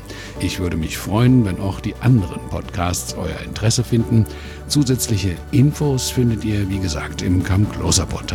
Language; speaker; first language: German; native; German